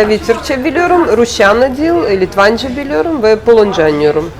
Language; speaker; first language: Turkish; non-native, learner; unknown